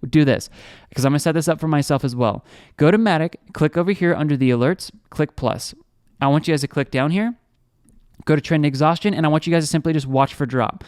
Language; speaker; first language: English; native; English